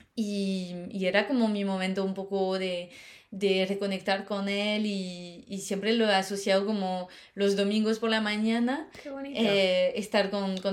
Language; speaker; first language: Spanish; non-native, fluent; French